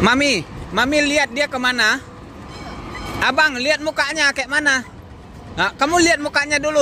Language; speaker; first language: Indonesian; native; Indonesian